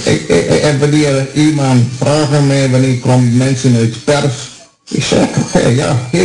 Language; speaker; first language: Dutch; non-native, learner; Croatian